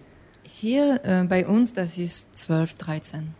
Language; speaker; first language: German; non-native, fluent; English